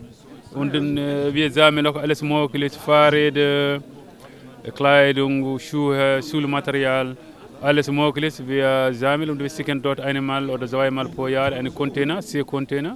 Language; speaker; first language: German; non-native, learner; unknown